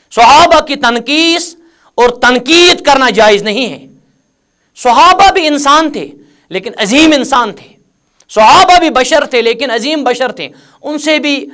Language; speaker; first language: Urdu; non-native, local second language; Kashmiri